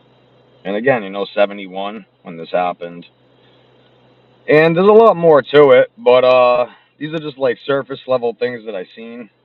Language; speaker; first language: English; native; English